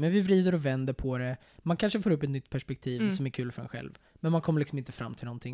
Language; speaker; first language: Swedish; native; Swedish